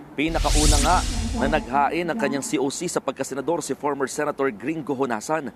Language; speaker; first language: Filipino; native; Filipino